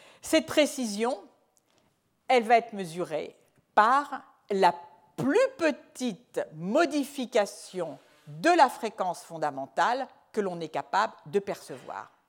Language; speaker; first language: French; native; French